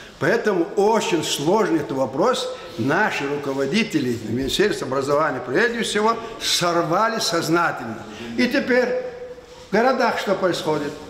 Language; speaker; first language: Russian; non-native, local second language; Lezghian